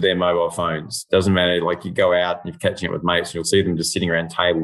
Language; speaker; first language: English; native; English